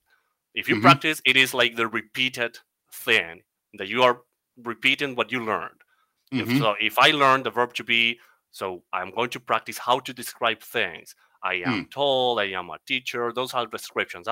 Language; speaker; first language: English; non-native, fluent; Spanish